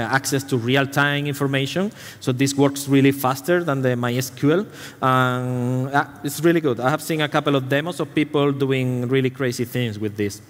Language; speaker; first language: English; non-native, fluent; Spanish